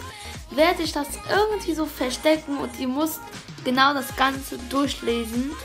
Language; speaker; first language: German; early bilingual, other home language; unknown